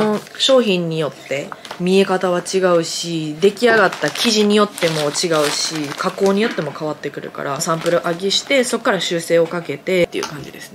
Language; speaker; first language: Japanese; native; Japanese